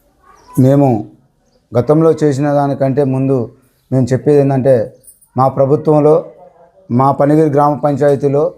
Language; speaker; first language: Telugu; native; Telugu